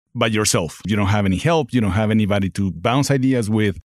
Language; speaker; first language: English; non-native, fluent; Spanish